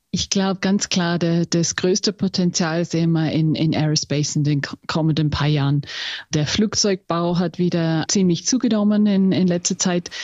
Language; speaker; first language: German; non-native, fluent; English